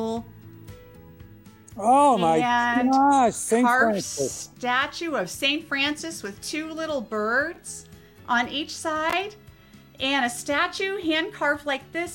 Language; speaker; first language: English; native; English